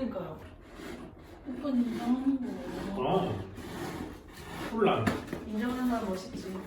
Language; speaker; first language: Korean; non-native, fluent; Japanese